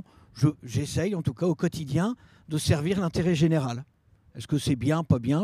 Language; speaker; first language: French; native; French